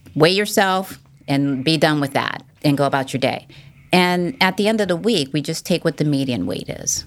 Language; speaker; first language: English; native; English